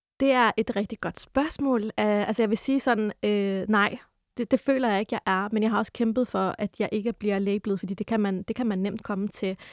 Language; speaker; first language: Danish; early bilingual, other home language; Arabic